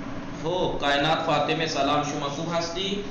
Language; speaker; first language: Persian; non-native, fluent; Urdu